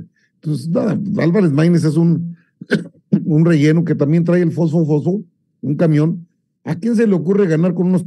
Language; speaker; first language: Spanish; native; Spanish